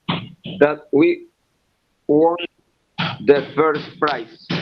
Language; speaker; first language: English; non-native, learner; Spanish